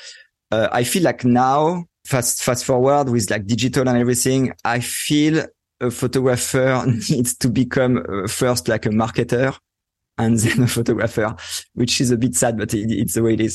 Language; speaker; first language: English; non-native, fluent; French